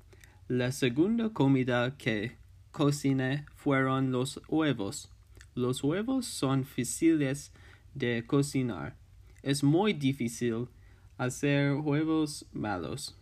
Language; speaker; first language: Spanish; non-native, learner; English